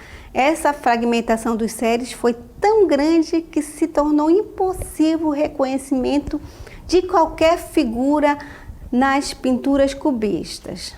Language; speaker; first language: Portuguese; native; Portuguese